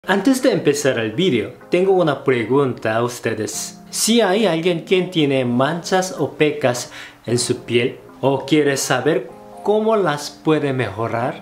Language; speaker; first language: Spanish; non-native, fluent; Korean